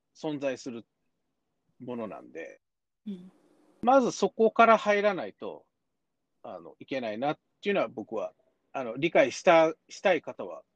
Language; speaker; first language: Japanese; early bilingual, heritage; Japanese